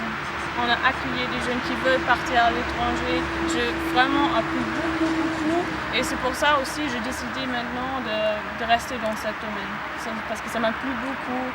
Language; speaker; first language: French; non-native, fluent; German